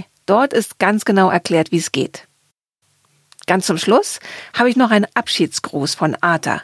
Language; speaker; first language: German; native; German